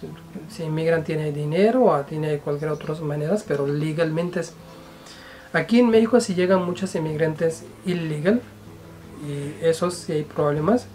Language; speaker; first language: Spanish; non-native, fluent; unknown